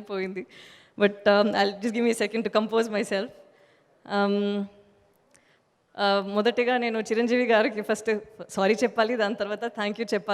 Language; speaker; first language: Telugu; non-native, fluent; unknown